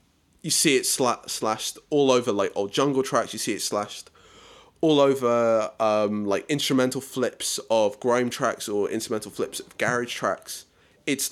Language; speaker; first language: English; native; English